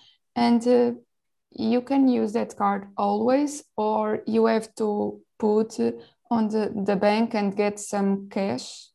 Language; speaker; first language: English; non-native, local second language; Portuguese